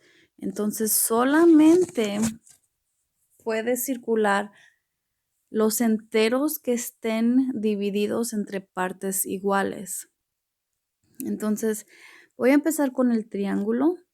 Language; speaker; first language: Spanish; early bilingual, heritage; Spanish